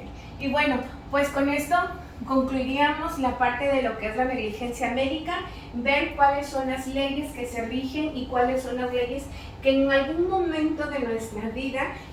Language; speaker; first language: Spanish; native; Spanish